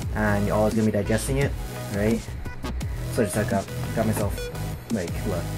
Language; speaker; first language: English; native; English